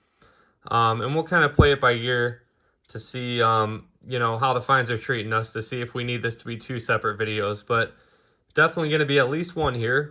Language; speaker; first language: English; native; English